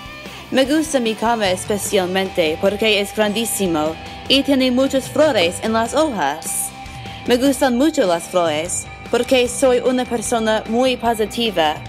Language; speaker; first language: Spanish; non-native, learner; English